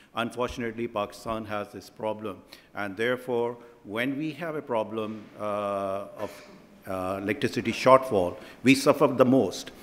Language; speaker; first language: English; non-native, local second language; Urdu